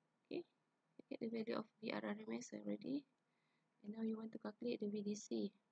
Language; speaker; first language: English; non-native, local second language; Malay